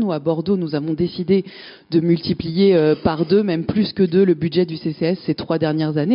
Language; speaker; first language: French; native; French